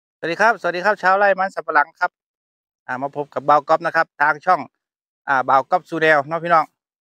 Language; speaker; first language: Thai; native; Thai